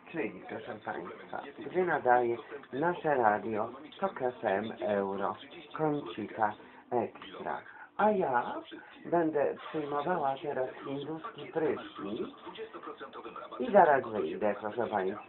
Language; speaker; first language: Polish; native; Polish